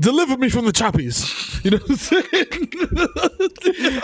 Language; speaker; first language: English; early bilingual, other home language; Spanish